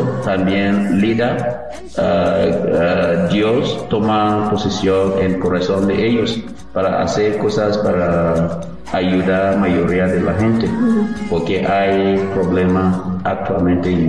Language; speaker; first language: Spanish; non-native, learner; English